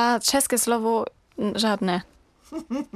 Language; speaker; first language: Czech; non-native, learner; German